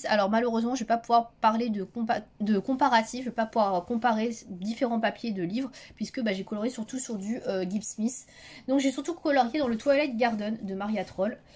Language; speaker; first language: French; native; French